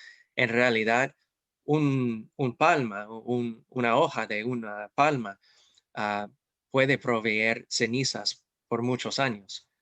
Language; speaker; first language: Spanish; non-native, fluent; English